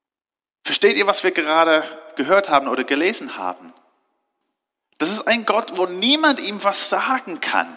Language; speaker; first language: German; non-native, fluent; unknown